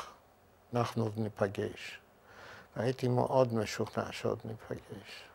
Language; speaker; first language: Hebrew; non-native, fluent; Yiddish